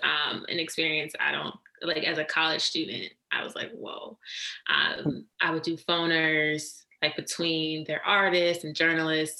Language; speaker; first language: English; native; English